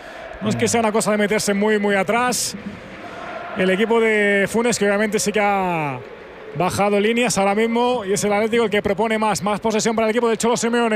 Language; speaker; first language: Spanish; native; Spanish